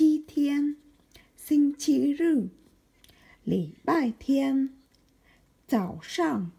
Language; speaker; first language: Chinese; non-native, learner; Vietnamese